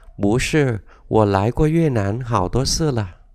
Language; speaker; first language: Chinese; non-native, fluent; Vietnamese